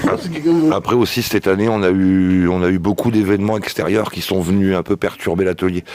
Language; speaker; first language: French; native; French